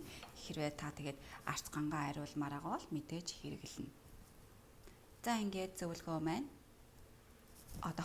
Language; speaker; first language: Mongolian; native; Mongolian